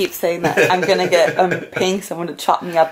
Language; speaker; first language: English; native; English